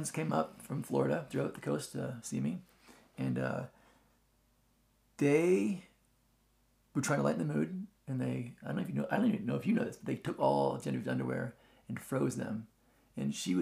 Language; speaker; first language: English; native; English